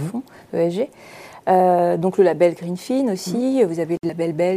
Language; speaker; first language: French; native; French